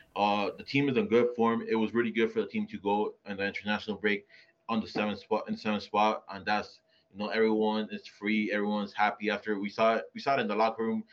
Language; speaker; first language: English; native; English